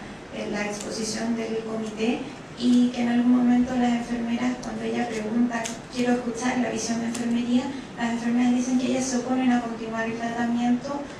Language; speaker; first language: Spanish; native; Spanish